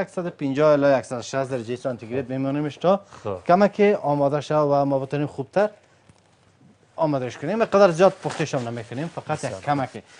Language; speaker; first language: Persian; native; Persian